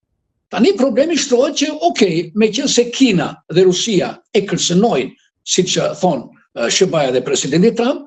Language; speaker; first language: Albanian; native; Albanian